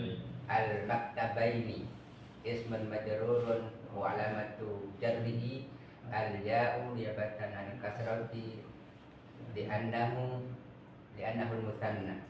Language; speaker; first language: Arabic; non-native, learner; Indonesian